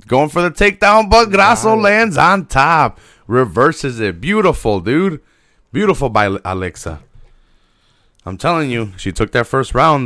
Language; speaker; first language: English; native; English